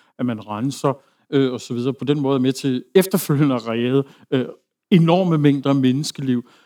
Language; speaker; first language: Danish; early bilingual, heritage; French